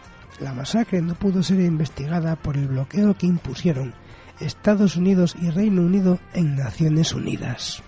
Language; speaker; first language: Spanish; native; Spanish